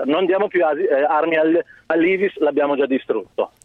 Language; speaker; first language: Italian; early bilingual, other home language; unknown